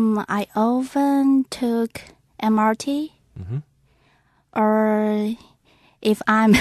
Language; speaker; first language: English; non-native, learner; Chinese